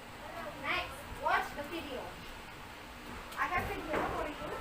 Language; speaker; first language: English; non-native, fluent; Indonesian